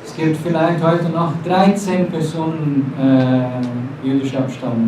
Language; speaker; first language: German; non-native, fluent; Portuguese